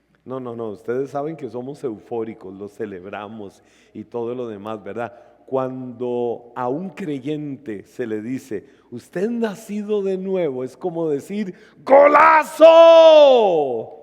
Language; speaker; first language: Spanish; native; Spanish